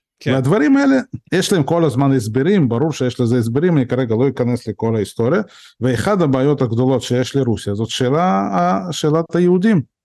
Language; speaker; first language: Hebrew; early bilingual, other home language; Russian